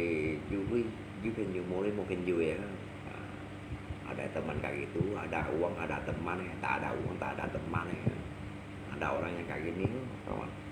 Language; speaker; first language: Indonesian; non-native, local second language; Hakka Chinese